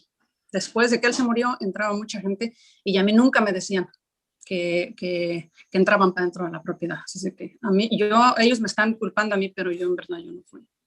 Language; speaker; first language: Spanish; native; Spanish